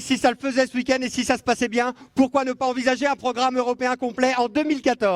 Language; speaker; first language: French; native; French